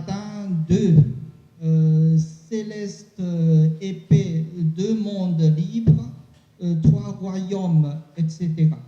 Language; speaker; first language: French; non-native, learner; Chinese